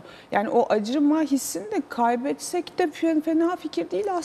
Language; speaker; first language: Turkish; native; Turkish